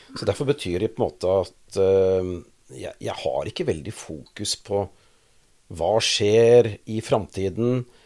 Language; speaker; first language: Norwegian; native; Norwegian